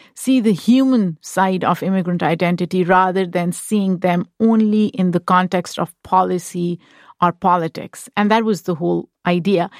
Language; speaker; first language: English; non-native, local second language; Urdu